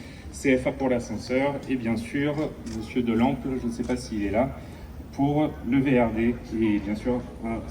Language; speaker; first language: French; native; French